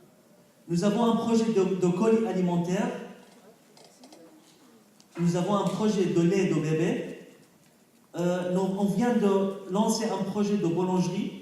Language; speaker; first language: French; non-native, fluent; Arabic